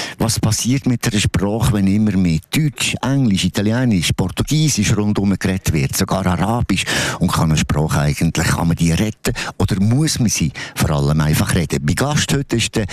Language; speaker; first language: German; native; German